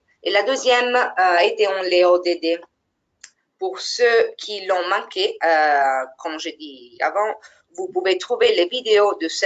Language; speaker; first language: French; non-native, fluent; Italian